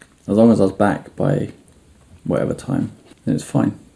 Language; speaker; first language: English; native; English